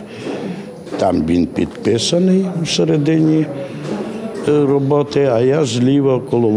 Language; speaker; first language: Ukrainian; non-native, local second language; Hungarian